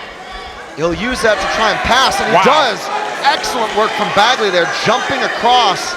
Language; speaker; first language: English; native; English